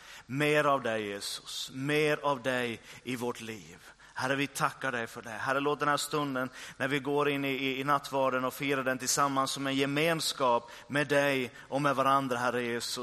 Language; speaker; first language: Swedish; native; Swedish